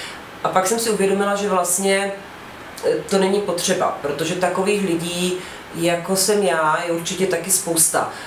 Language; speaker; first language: Czech; native; Czech